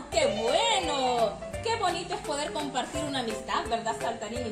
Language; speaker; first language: Spanish; native; Spanish